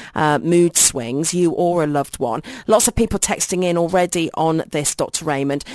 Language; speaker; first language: English; native; English